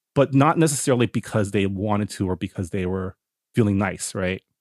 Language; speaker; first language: English; native; English